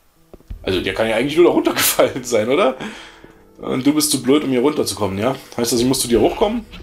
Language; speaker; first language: German; native; German